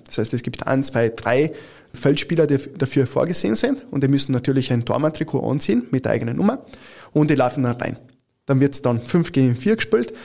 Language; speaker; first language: German; early bilingual, other home language; Italian